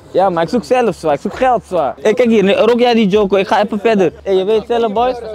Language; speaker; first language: Dutch; native; Dutch